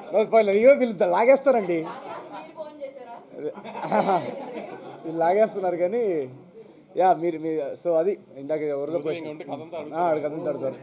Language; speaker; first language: Telugu; native; Telugu